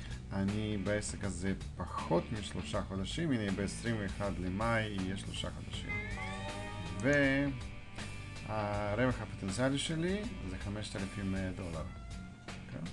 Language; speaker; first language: Hebrew; non-native, fluent; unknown